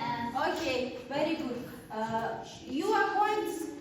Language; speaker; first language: English; non-native, learner; Kazakh